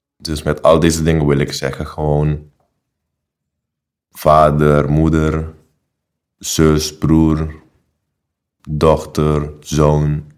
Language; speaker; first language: Dutch; non-native, local second language; Papiamento